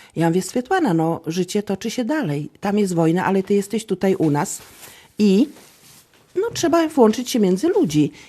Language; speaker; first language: Polish; native; Polish